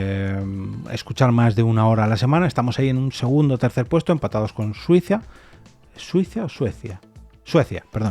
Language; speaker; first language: Spanish; native; Spanish